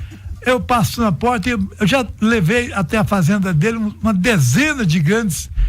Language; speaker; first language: Portuguese; native; Portuguese